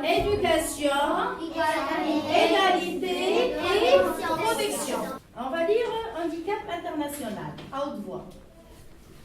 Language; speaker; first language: French; non-native, local second language; Arabic